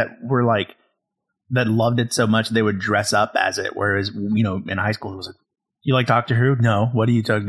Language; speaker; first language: English; native; English